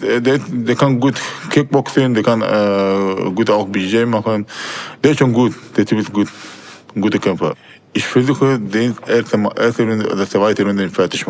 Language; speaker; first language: German; non-native, learner; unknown